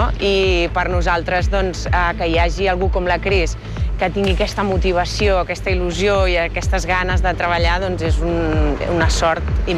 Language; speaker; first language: Catalan; native; Catalan